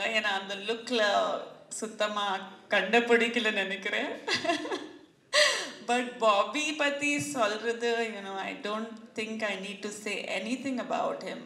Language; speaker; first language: Tamil; non-native, fluent; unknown